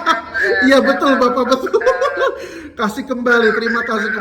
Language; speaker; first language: Indonesian; native; Indonesian